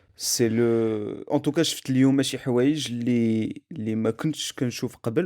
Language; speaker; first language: Arabic; native; Arabic